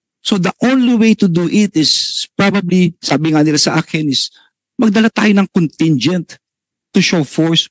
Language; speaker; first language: Filipino; native; Filipino